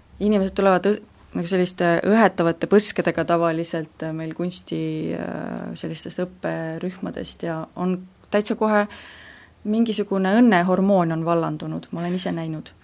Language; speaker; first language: Estonian; native; Estonian